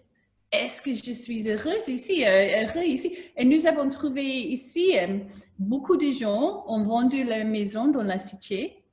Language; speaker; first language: French; non-native, learner; English